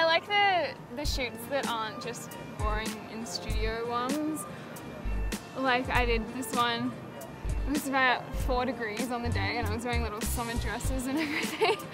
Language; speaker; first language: English; native; English